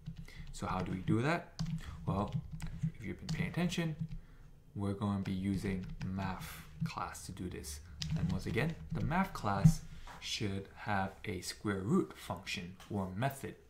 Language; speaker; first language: English; native; English